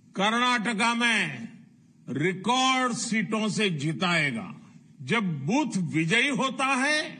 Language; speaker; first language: Hindi; non-native, local second language; Gujarati